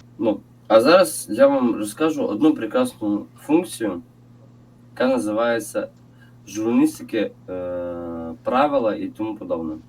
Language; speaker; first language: Ukrainian; non-native, local second language; Russian